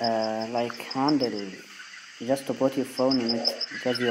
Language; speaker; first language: English; non-native, learner; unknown